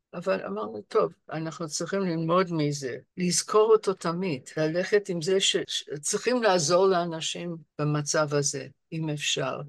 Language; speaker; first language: Hebrew; non-native, fluent; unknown